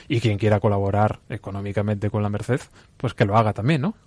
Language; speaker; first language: Spanish; native; Spanish